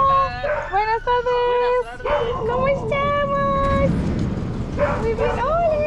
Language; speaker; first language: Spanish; non-native, learner; English